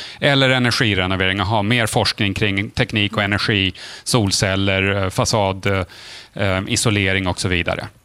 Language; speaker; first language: Swedish; native; Swedish